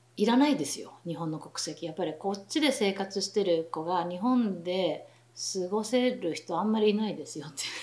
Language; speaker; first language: Japanese; native; Japanese